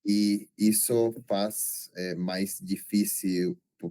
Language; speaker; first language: Portuguese; non-native, learner; Spanish